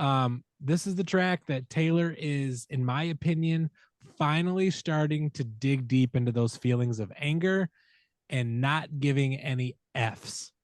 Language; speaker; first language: English; native; English